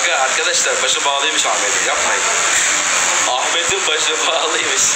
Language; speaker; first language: Turkish; native; Turkish